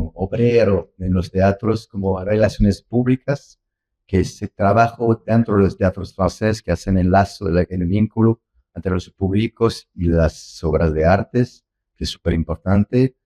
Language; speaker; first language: Spanish; non-native, learner; French